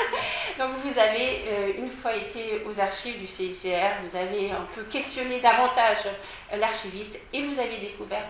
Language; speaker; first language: French; native; French